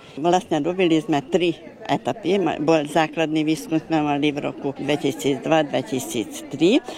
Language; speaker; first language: Slovak; early bilingual, heritage; Slovak